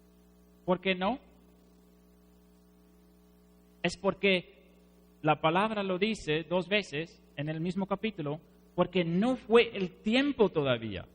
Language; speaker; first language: Spanish; non-native, fluent; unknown